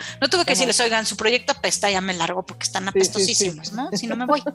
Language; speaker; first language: Spanish; native; Spanish